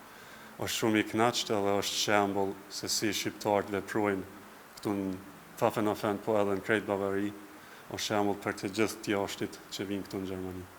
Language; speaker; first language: Albanian; native; Albanian